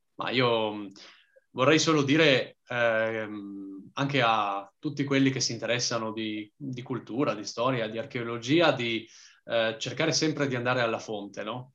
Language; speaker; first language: Italian; native; Italian